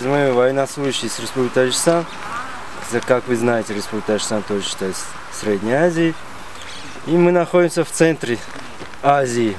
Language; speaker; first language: Russian; non-native, local second language; Tajik